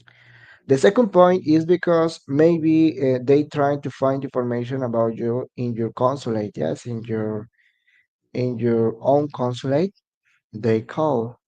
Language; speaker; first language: English; non-native, learner; Spanish